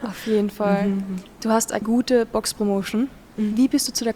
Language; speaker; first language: German; native; German